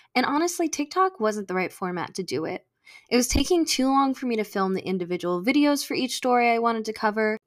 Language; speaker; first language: English; native; English